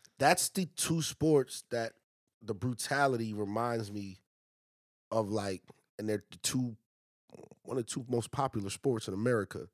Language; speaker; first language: English; native; English